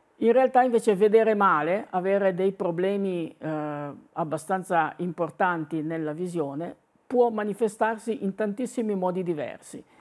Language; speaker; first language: Italian; native; Italian